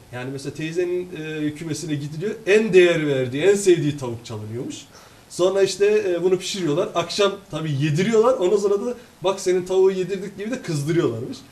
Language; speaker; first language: Turkish; native; Turkish